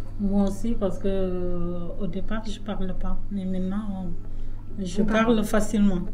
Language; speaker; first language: French; non-native, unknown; Wolof